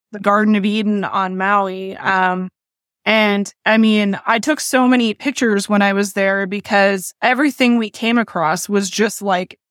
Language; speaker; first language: English; native; English